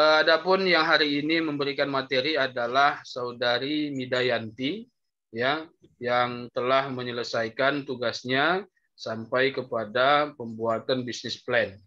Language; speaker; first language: Indonesian; native; Indonesian